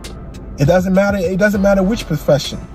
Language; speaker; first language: English; native; English